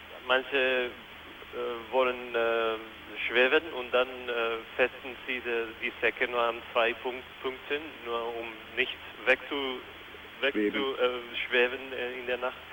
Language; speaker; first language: German; non-native, fluent; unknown